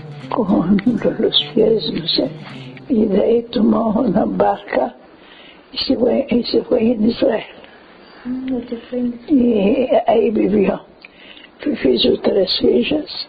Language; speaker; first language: Spanish; early bilingual, heritage; Ladino